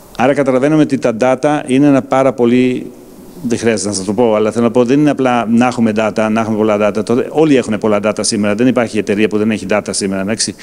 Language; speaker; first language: Greek; non-native, fluent; German